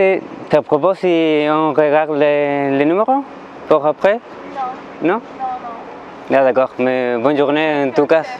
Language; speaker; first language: French; non-native, learner; Spanish